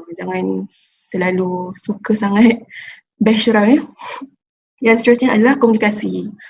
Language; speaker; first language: Malay; native; Malay